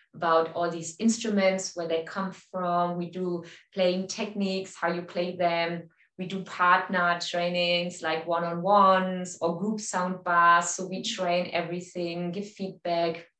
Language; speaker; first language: English; non-native, fluent; German